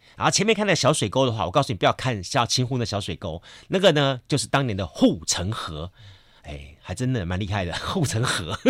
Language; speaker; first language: Chinese; native; Chinese